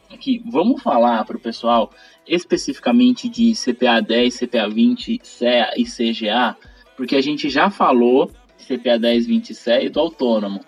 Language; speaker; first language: Portuguese; native; Portuguese